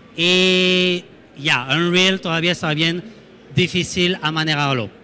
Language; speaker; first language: Spanish; non-native, fluent; French